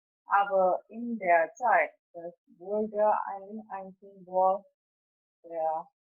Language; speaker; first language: German; non-native, fluent; Indonesian